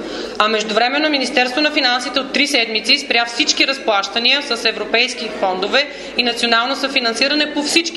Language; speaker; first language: Bulgarian; native; Bulgarian